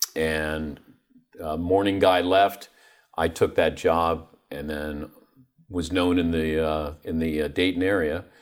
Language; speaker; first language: English; native; English